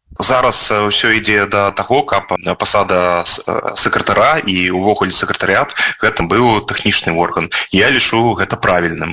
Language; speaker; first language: Belarusian; native; Belarusian